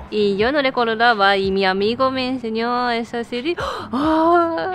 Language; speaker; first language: Spanish; non-native, fluent; Japanese